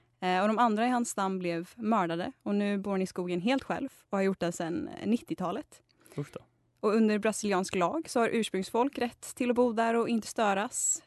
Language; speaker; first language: Swedish; native; Swedish